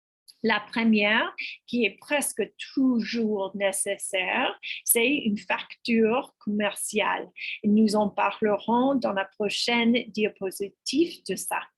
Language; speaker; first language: French; non-native, fluent; English